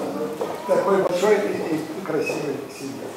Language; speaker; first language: Russian; non-native, local second language; Romanian